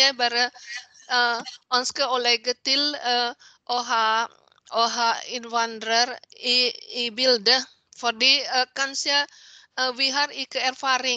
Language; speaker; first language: Norwegian; non-native, learner; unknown